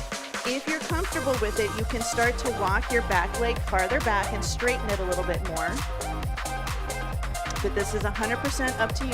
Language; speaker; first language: English; native; English